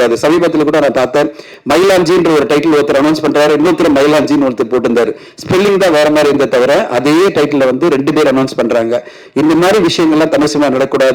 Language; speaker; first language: Tamil; native; Tamil